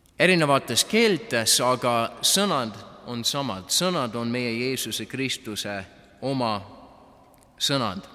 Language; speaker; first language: Estonian; non-native, fluent; English